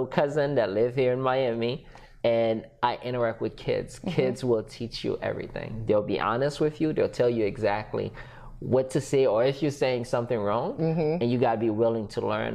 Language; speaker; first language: English; non-native, fluent; Haitian Creole